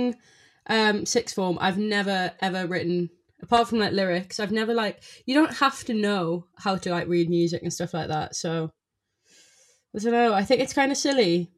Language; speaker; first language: English; native; English